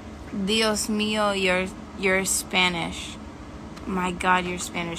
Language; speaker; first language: English; native; English